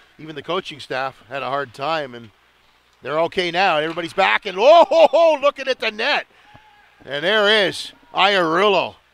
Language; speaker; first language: English; native; English